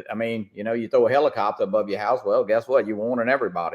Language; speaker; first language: English; native; English